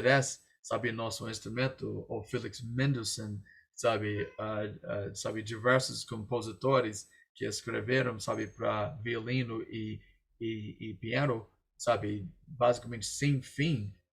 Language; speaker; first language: Portuguese; non-native, fluent; English